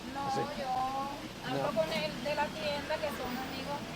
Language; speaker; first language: Spanish; native; Spanish